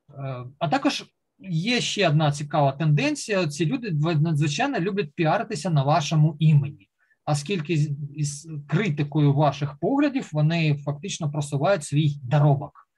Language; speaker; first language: Ukrainian; native; Ukrainian